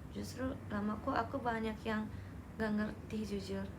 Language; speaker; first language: Indonesian; non-native, learner; Japanese